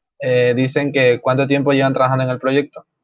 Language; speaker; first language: Spanish; native; Spanish